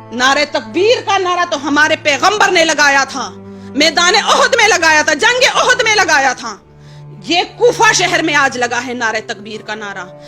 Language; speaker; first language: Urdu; non-native, local second language; Pashto